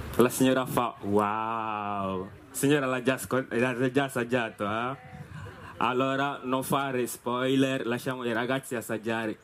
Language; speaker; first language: Italian; non-native, fluent; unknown